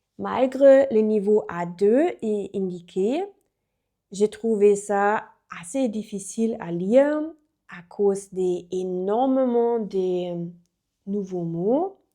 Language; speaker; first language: French; non-native, learner; German